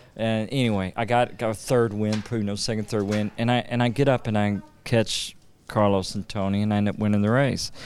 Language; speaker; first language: English; native; English